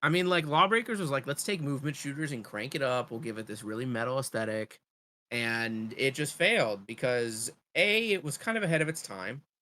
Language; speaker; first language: English; native; English